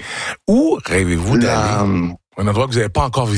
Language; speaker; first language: French; native; French